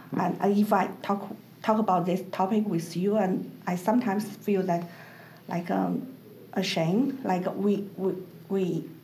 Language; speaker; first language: English; non-native, learner; Chinese